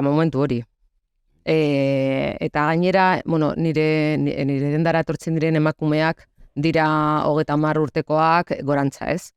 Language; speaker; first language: Basque; non-native, local second language; Spanish